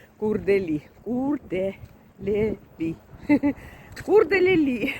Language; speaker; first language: Turkish; non-native, learner; Russian